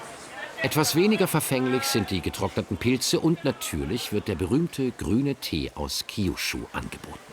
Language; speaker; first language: German; native; German